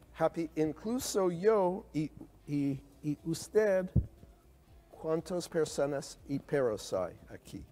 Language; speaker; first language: Spanish; non-native, learner; English